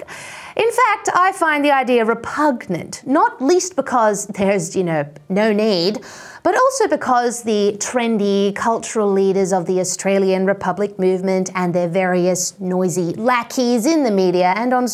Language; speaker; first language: English; native; English